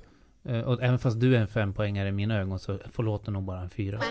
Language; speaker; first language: Swedish; native; Swedish